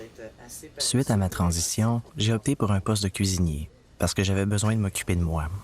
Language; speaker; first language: French; native; French